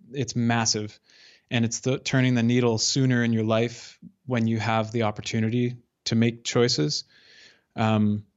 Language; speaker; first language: English; native; English